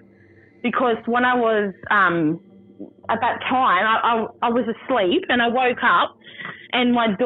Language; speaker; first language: English; native; English